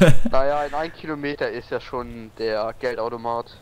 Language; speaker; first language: German; native; German